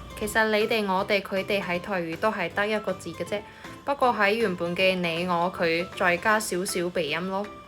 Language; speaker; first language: Cantonese; non-native, fluent; Min Nan Chinese